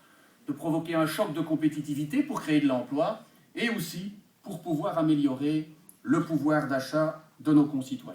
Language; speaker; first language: French; native; French